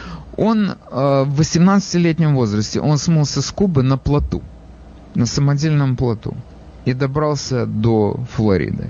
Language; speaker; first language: Russian; native; Russian